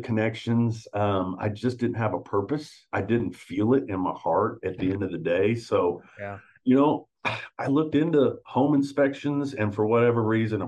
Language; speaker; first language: English; native; English